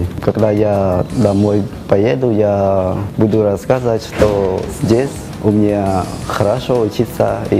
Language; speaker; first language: Russian; non-native, learner; Khmer